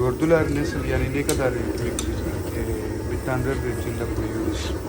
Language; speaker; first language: Turkish; non-native, learner; Urdu